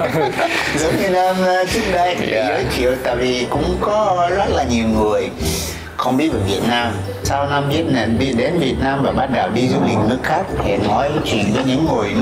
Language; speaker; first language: Vietnamese; non-native, learner; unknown